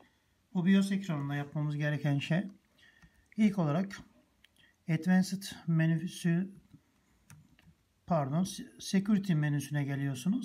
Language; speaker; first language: Turkish; native; Turkish